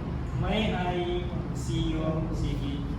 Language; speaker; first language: English; non-native, learner; Indonesian